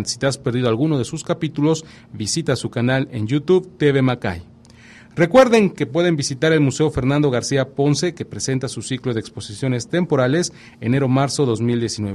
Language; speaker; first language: Spanish; native; Spanish